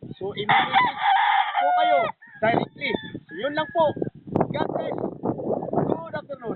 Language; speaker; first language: Filipino; non-native, local second language; Surigaonon